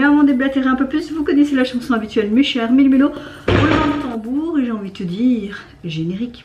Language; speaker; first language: French; native; French